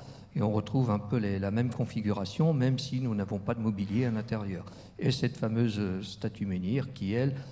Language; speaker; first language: French; native; French